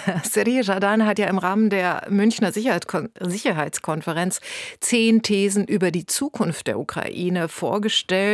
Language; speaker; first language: German; native; German